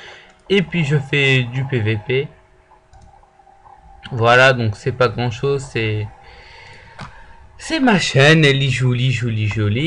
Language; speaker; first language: French; native; French